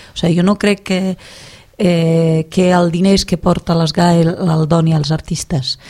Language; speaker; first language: Catalan; non-native, fluent; Italian